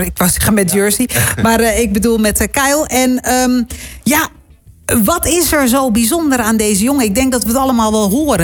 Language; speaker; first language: Dutch; native; Dutch